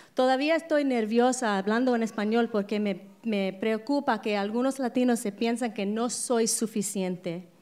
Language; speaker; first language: Spanish; non-native, learner; English